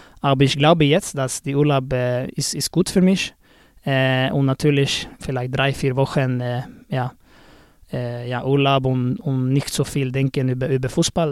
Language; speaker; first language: German; non-native, learner; Swedish